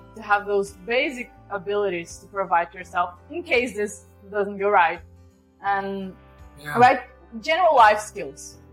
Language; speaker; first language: English; non-native, fluent; Portuguese